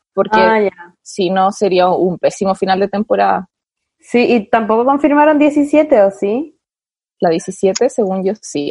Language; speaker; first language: Spanish; native; Spanish